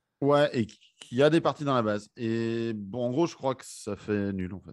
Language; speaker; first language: French; native; French